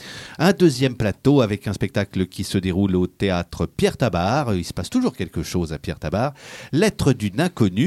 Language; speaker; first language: French; native; French